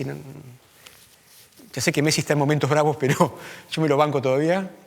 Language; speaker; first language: Spanish; native; Spanish